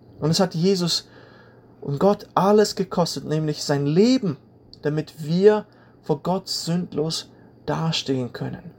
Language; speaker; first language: German; native; German